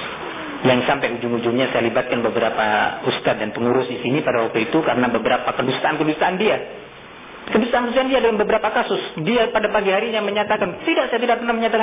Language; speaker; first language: Indonesian; native; Indonesian